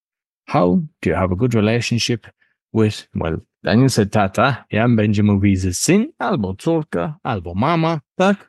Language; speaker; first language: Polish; non-native, learner; English